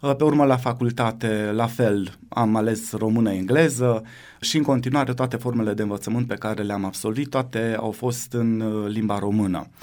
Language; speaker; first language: Romanian; native; Romanian